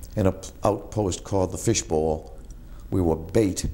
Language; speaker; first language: English; native; English